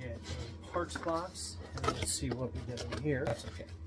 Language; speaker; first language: English; native; English